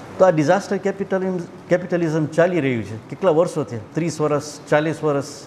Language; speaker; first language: Gujarati; early bilingual, heritage; Gujarati